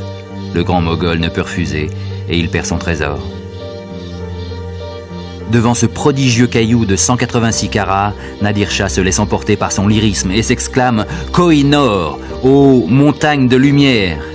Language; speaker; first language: French; native; French